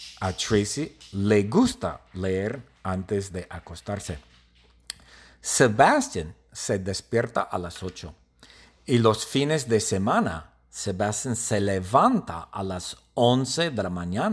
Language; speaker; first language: Spanish; non-native, learner; English